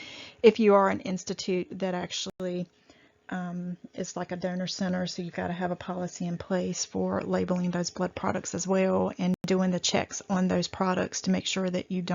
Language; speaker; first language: English; native; English